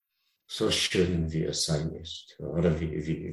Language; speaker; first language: German; non-native, learner; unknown